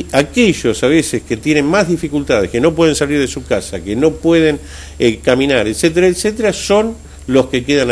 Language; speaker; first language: Spanish; native; Spanish